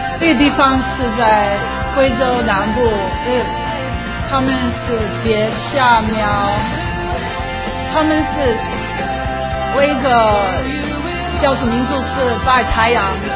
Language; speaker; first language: Chinese; non-native, fluent; English